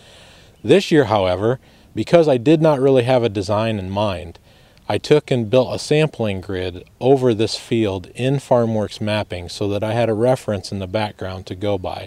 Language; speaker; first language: English; native; English